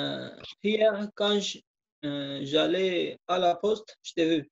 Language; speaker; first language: French; non-native, learner; Kurdish